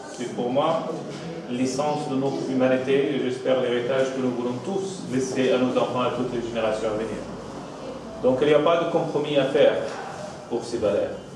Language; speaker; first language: French; non-native, fluent; Arabic